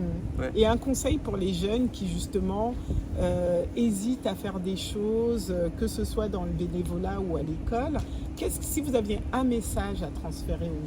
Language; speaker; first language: French; native; French